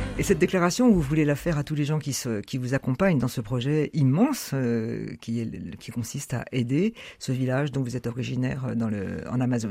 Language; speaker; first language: French; native; French